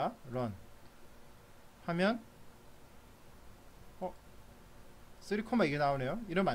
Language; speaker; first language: Korean; native; Korean